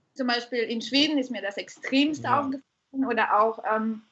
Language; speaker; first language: German; non-native, fluent; Bulgarian